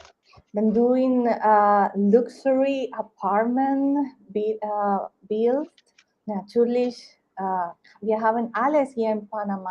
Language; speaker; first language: German; non-native, learner; Spanish